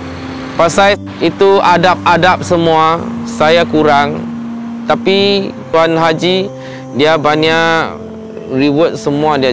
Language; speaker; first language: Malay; non-native, local second language; Min Nan Chinese